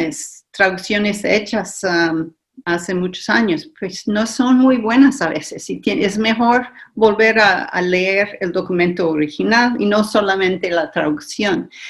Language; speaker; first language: Spanish; non-native, fluent; English